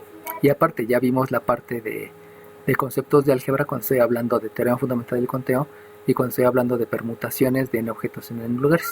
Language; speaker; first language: Spanish; native; Spanish